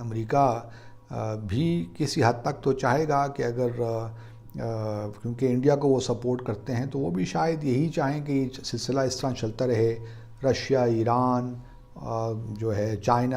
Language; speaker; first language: Urdu; native; Urdu